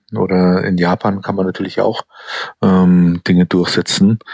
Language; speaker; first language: German; non-native, fluent; English